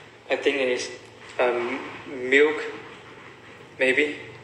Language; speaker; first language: English; non-native, learner; Chinese